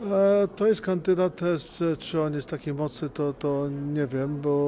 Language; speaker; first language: Polish; early bilingual, heritage; Polish